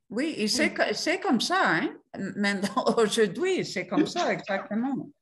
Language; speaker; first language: French; non-native, fluent; Spanish